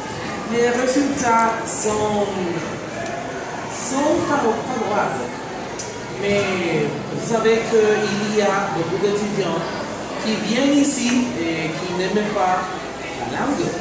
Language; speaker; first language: French; non-native, fluent; Spanish